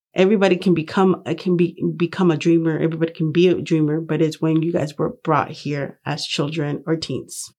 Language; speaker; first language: English; early bilingual, other home language; Spanish